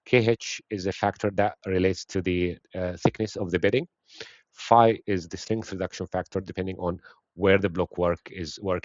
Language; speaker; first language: English; non-native, fluent; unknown